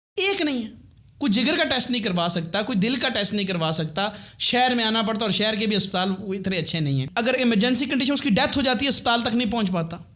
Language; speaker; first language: Urdu; non-native, local second language; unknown